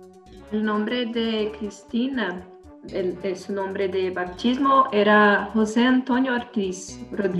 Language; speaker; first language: Spanish; non-native, learner; Portuguese